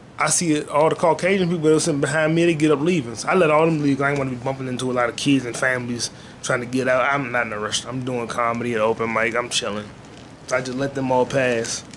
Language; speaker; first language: English; native; English